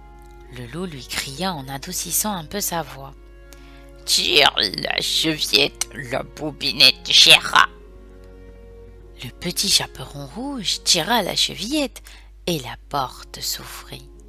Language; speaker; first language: French; native; French